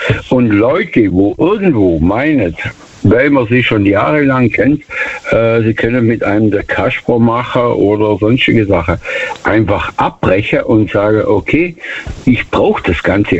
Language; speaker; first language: German; native; German